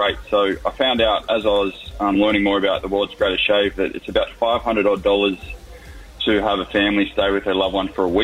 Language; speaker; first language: English; native; English